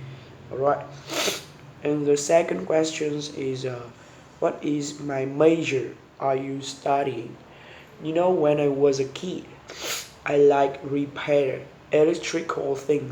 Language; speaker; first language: English; non-native, learner; Vietnamese